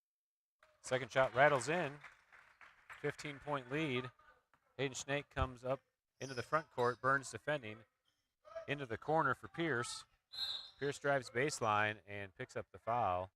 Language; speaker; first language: English; native; English